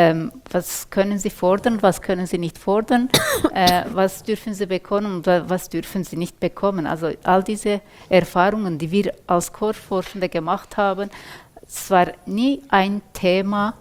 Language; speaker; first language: German; non-native, fluent; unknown